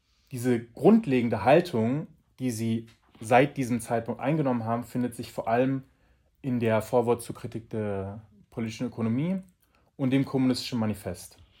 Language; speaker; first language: German; native; German